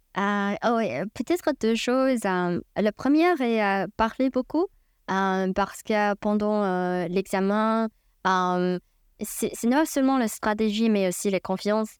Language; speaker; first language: French; non-native, fluent; Chinese